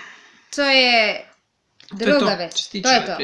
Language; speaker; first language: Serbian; non-native, learner; English